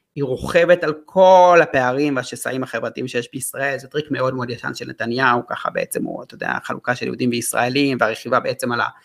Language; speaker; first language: Hebrew; non-native, fluent; English